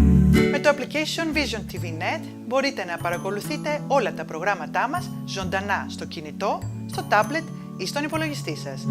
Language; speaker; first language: Greek; native; Greek